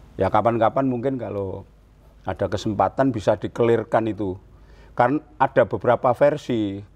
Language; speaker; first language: Indonesian; native; Indonesian